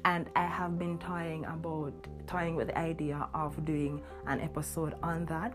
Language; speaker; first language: English; non-native, local second language; Jamaican Creole English